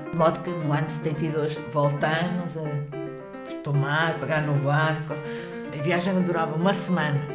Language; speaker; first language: Portuguese; early bilingual, heritage; Spanish